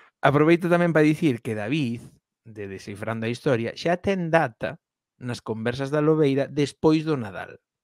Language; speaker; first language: Galician; native; Galician